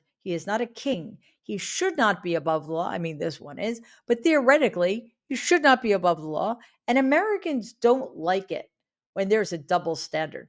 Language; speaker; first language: English; native; English